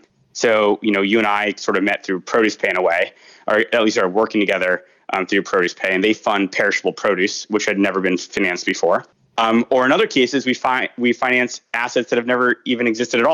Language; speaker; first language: English; native; English